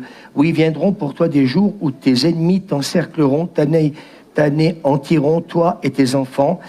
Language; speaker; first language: French; native; French